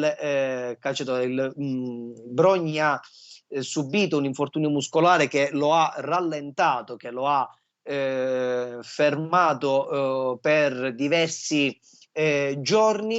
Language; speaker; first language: Italian; native; Italian